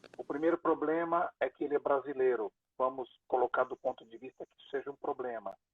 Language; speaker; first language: Portuguese; native; Portuguese